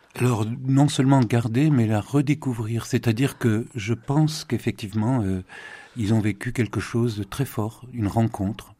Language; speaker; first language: French; native; French